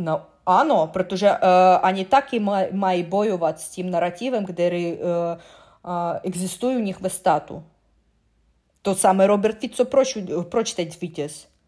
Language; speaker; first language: Czech; non-native, learner; Russian